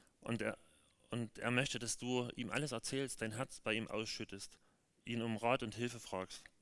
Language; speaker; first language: German; native; German